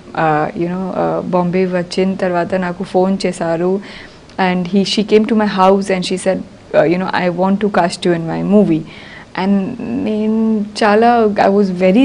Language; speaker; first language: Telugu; non-native, learner; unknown